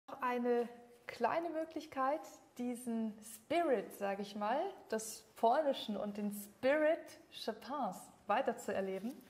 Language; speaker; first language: German; native; German